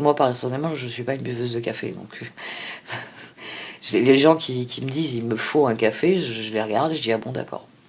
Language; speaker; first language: French; native; French